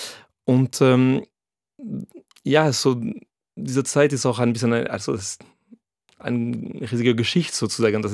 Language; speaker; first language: German; non-native, fluent; French